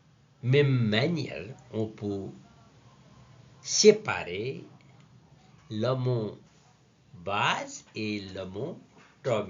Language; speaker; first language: French; non-native, learner; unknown